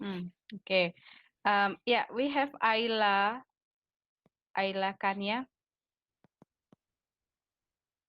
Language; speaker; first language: English; non-native, fluent; Indonesian